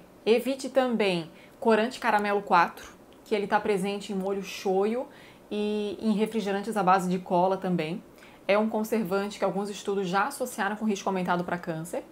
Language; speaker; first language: Portuguese; native; Portuguese